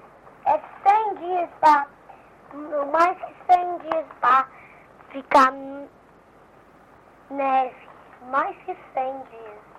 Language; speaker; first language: Portuguese; early bilingual, heritage; Portuguese